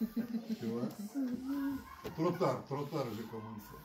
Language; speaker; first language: French; non-native, learner; Russian